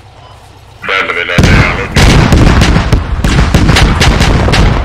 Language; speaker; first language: Swedish; native; Swedish